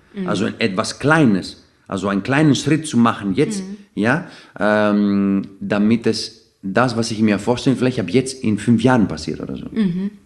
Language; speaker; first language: German; non-native, fluent; Greek